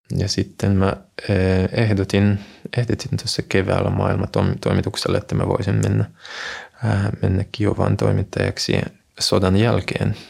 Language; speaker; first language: Finnish; non-native, fluent; Russian